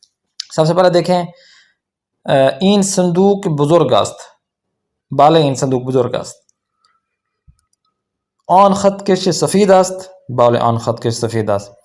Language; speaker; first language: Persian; non-native, fluent; Urdu